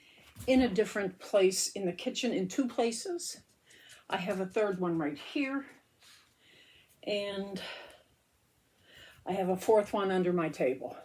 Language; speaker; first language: English; native; English